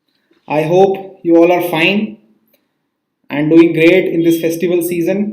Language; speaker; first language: English; non-native, local second language; Hindi